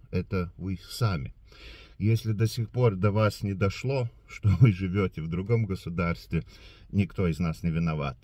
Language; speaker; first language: Russian; non-native, local second language; Latvian